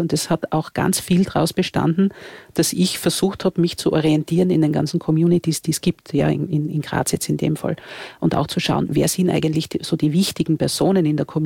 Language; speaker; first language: German; native; German